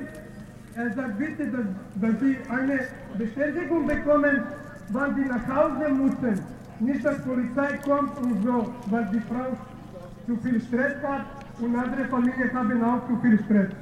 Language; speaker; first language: German; non-native, learner; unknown